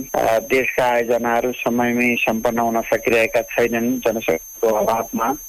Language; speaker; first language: Nepali; native; Nepali